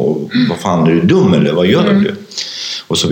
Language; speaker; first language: Swedish; non-native, fluent; Kurdish